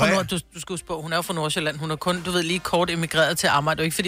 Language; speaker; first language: Danish; native; Danish